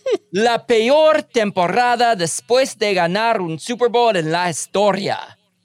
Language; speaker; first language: Spanish; non-native, learner; English